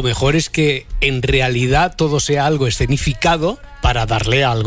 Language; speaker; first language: Spanish; native; Spanish